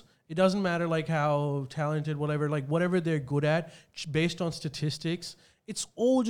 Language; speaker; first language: English; non-native, local second language; Urdu